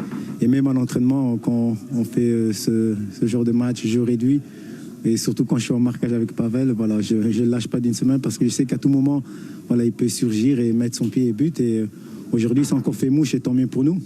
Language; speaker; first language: French; native; French